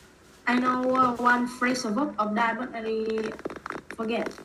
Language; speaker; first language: English; non-native, learner; Vietnamese